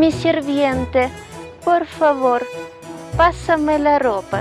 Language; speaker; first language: Spanish; non-native, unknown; Russian